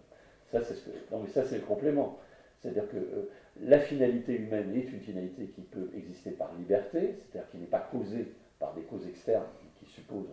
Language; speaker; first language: French; native; French